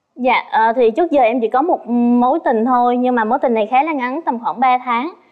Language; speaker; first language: Vietnamese; native; Vietnamese